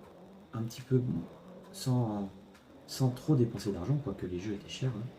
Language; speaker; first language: French; native; French